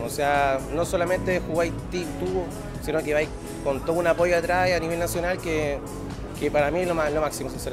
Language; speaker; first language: Spanish; native; Spanish